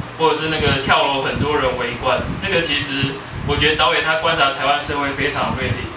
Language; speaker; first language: Chinese; native; Chinese